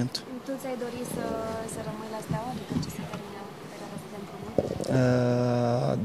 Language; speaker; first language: Romanian; native; Romanian